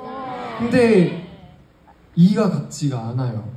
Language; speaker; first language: Korean; non-native, fluent; Chinese